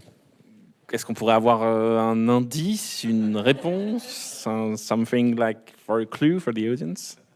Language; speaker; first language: French; native; French